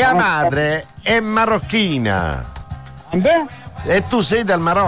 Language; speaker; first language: Italian; native; Italian